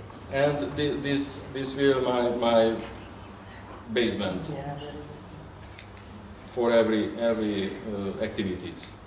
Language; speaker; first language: English; non-native, learner; Hungarian